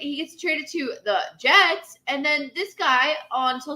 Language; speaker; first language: English; native; English